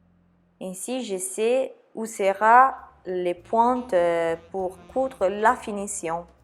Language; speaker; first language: French; non-native, fluent; Italian